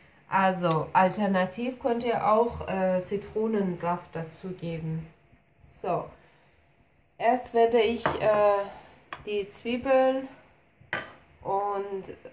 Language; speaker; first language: German; non-native, fluent; Persian